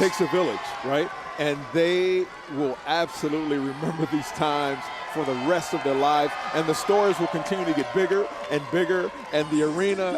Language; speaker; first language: English; native; English